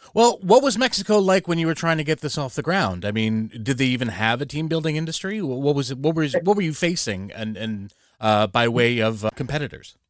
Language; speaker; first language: English; native; English